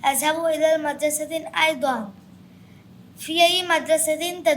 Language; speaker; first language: Arabic; non-native, learner; Bangla